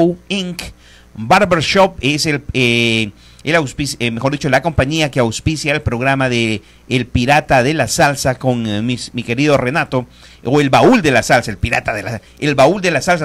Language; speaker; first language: Spanish; native; Spanish